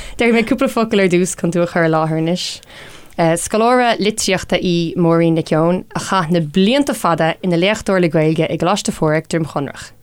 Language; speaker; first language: Irish; non-native, local second language; English